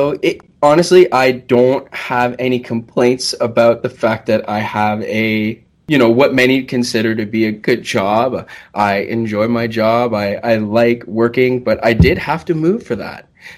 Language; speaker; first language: English; native; English